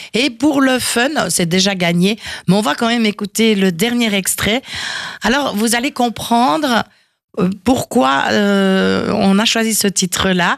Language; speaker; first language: French; native; French